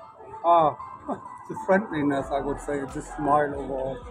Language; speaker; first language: English; non-native, fluent; German